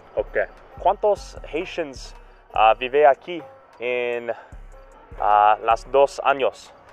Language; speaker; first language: Spanish; non-native, learner; English